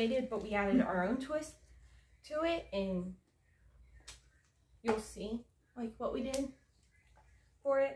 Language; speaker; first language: English; native; English